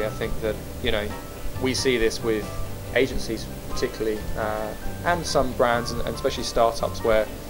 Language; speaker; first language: English; native; English